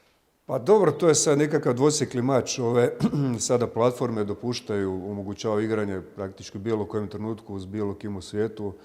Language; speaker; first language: Croatian; native; Croatian